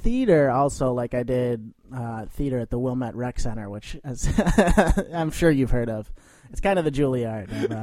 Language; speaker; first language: English; native; English